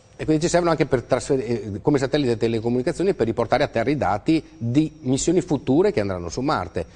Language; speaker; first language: Italian; native; Italian